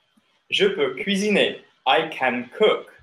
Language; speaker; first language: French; non-native, fluent; English